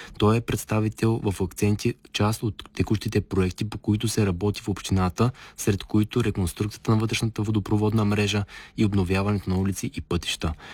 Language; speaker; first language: Bulgarian; native; Bulgarian